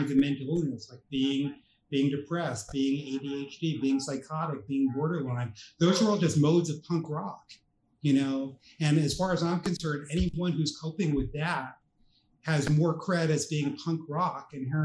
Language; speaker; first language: English; native; English